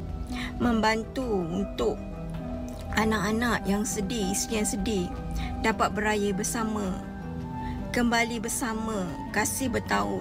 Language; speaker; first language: Malay; native; Malay